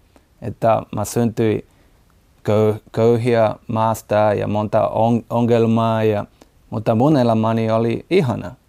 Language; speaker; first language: Finnish; non-native, learner; Portuguese